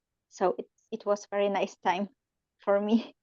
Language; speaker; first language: English; non-native, learner; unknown